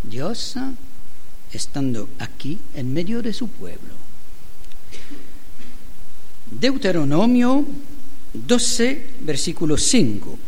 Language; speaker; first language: Spanish; non-native, learner; French